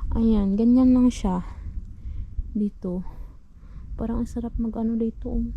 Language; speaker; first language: Filipino; non-native, local second language; Cebuano